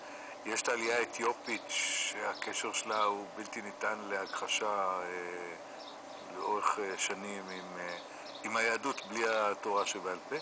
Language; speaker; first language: Hebrew; native; Hebrew